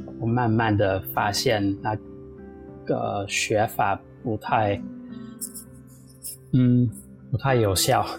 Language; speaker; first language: Chinese; non-native, fluent; English